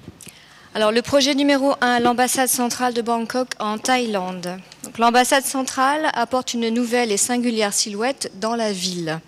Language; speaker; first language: French; native; French